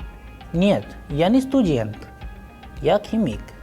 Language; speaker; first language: Russian; non-native, fluent; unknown